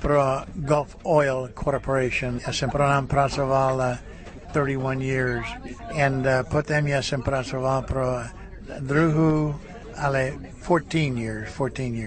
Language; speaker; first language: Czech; early bilingual, heritage; Czech